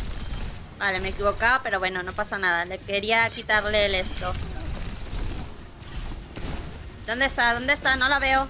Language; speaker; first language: Spanish; native; Spanish